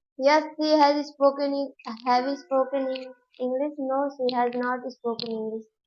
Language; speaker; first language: English; non-native, learner; Hindi